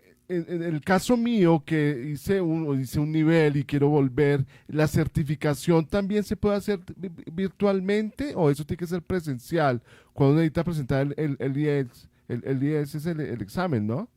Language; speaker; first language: Spanish; native; Spanish